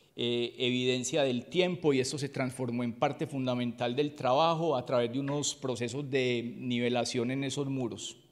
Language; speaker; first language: Spanish; native; Spanish